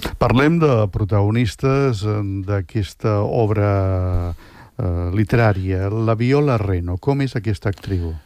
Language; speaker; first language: Catalan; native; Catalan